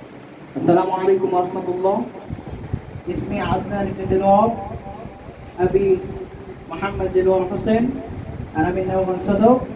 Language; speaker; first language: Arabic; non-native, learner; Bangla